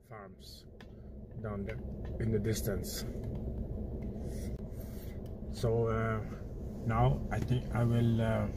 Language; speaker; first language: English; non-native, fluent; Norwegian